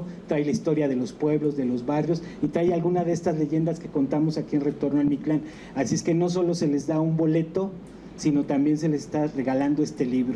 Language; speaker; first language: Spanish; native; Spanish